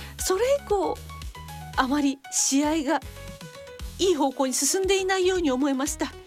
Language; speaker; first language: Japanese; native; Japanese